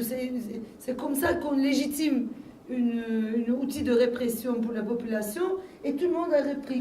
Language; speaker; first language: French; non-native, fluent; Turkish